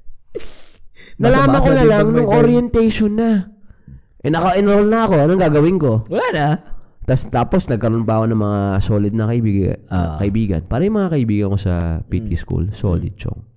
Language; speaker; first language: Filipino; native; Filipino